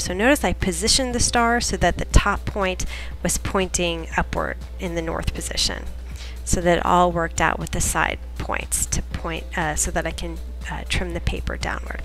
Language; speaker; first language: English; native; English